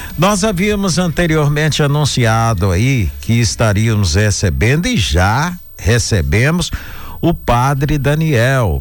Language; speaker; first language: Portuguese; native; Portuguese